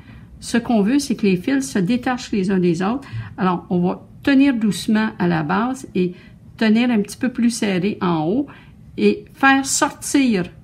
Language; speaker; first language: French; native; French